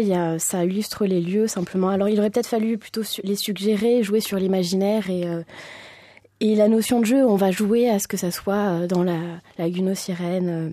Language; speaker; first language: French; native; French